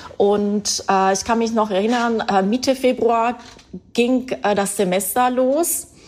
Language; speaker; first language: German; non-native, fluent; Italian